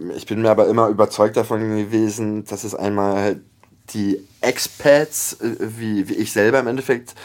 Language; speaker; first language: German; native; German